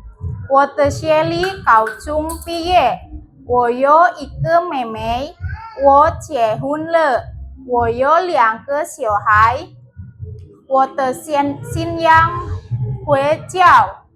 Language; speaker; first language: Chinese; non-native, learner; Indonesian